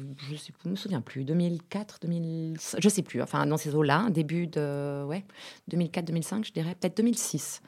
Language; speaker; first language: French; native; French